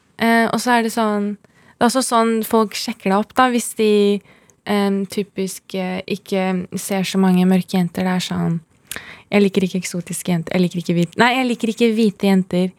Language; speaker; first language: Norwegian; early bilingual, other home language; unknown